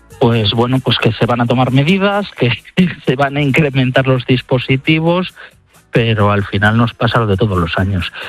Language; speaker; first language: Spanish; native; Spanish